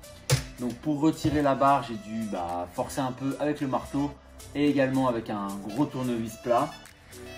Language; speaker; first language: French; native; French